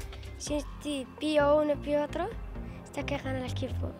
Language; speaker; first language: Spanish; non-native, learner; Arabic